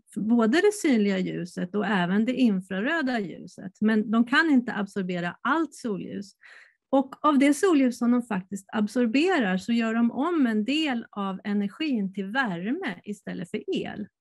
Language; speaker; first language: Swedish; native; Swedish